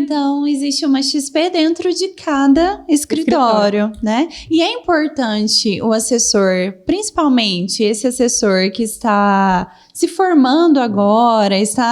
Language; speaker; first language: Portuguese; native; Portuguese